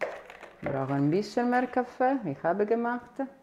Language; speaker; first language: German; non-native, fluent; Italian